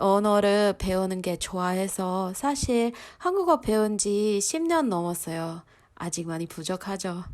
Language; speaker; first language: Korean; non-native, fluent; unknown